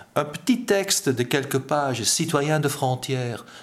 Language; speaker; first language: French; non-native, fluent; Dutch